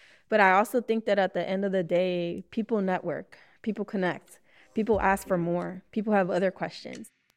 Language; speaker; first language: English; early bilingual, other home language; Spanish